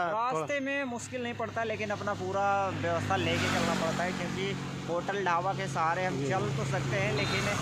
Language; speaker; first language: Hindi; native; Hindi